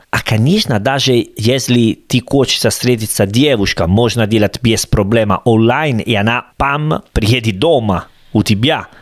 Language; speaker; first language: Russian; non-native, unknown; Italian